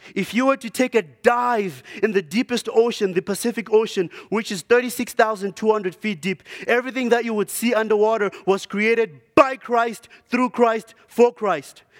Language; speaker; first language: English; non-native, local second language; Shona